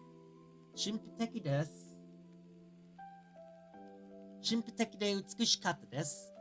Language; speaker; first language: Japanese; non-native, learner; English